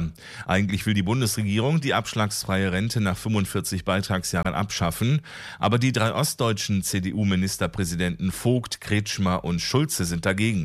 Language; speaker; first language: German; native; German